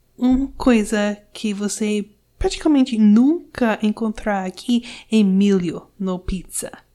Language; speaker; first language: Portuguese; non-native, learner; English